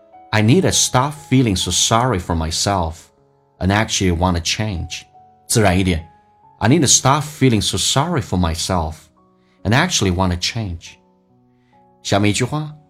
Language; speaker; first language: English; non-native, fluent; Chinese